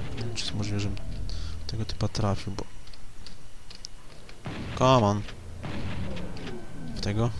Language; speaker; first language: Polish; native; Polish